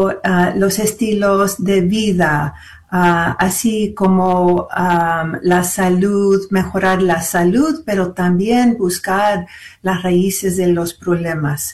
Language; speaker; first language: Spanish; early bilingual, heritage; Spanish